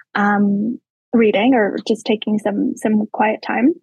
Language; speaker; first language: English; native; English